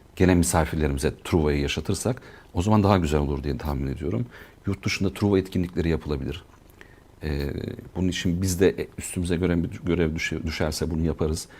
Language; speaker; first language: Turkish; native; Turkish